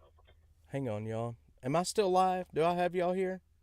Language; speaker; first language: English; native; English